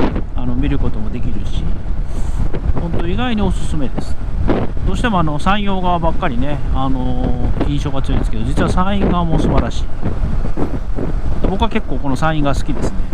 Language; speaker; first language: Japanese; native; Japanese